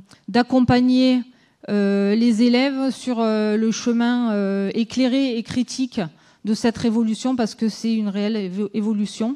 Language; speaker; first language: French; native; French